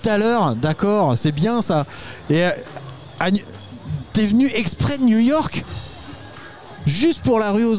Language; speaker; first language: French; native; French